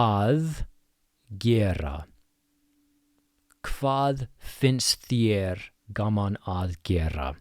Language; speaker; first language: Icelandic; non-native, fluent; English